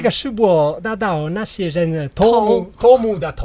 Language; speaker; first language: Chinese; non-native, learner; Italian